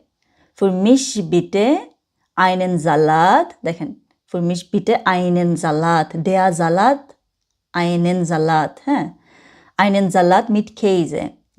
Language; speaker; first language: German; non-native, learner; Bangla